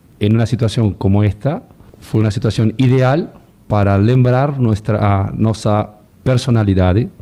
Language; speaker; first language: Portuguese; non-native, learner; Spanish